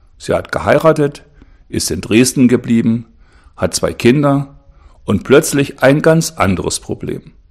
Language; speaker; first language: German; native; German